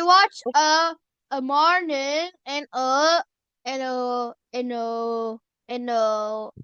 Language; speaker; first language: English; non-native, learner; Vietnamese